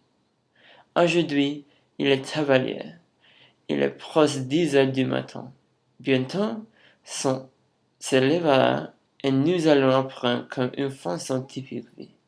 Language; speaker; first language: French; non-native, learner; English